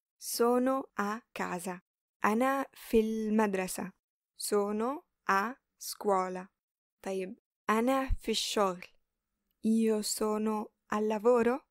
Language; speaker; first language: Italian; non-native, fluent; Arabic